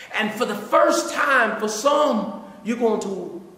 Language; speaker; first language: English; native; English